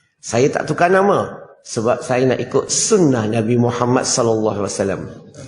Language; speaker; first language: Malay; non-native, local second language; Chinese